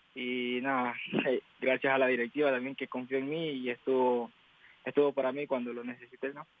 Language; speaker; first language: Spanish; native; Spanish